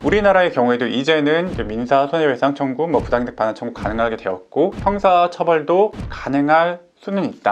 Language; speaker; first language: Korean; native; Korean